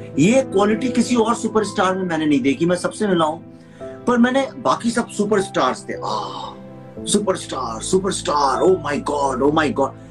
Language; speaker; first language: Hindi; native; Hindi